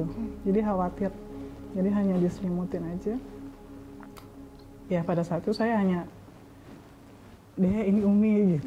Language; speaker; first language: Indonesian; native; Indonesian